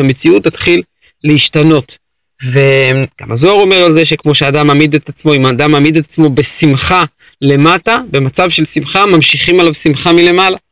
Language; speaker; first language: Hebrew; native; Hebrew